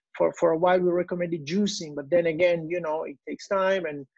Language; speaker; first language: English; non-native, fluent; Italian